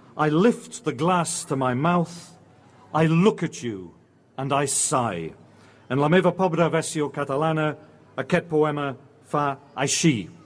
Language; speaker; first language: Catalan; non-native, fluent; English